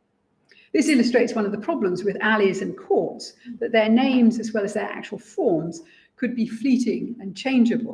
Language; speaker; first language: English; native; English